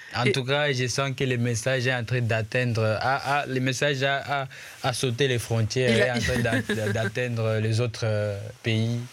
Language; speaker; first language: French; non-native, local second language; Swahili